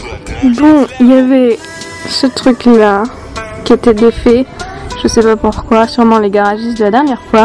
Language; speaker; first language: French; native; French